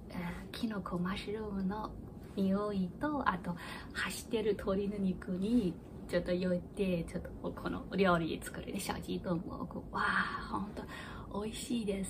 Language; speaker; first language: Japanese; non-native, fluent; Chinese